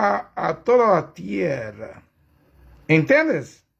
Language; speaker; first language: Spanish; non-native, learner; Portuguese